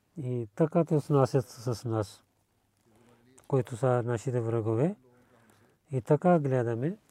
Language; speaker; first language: Bulgarian; non-native, learner; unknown